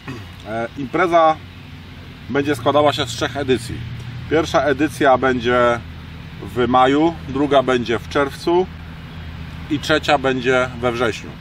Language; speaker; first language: Polish; native; Polish